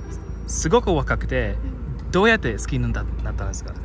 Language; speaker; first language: Japanese; non-native, fluent; English